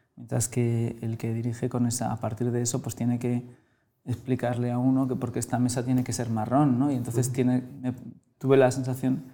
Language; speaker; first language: Spanish; native; Spanish